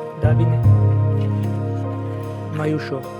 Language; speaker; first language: Romanian; non-native, learner; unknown